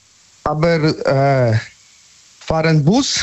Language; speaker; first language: German; non-native, learner; Polish